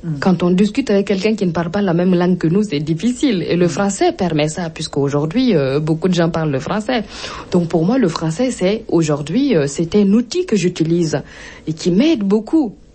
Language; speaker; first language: French; non-native, local second language; Mossi